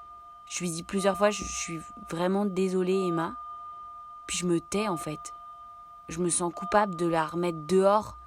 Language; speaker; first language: French; native; French